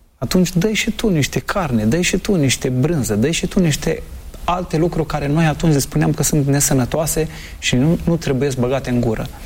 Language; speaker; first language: Romanian; native; Romanian